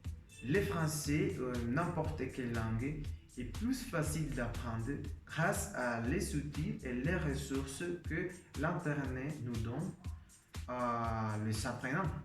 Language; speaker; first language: French; non-native, learner; Spanish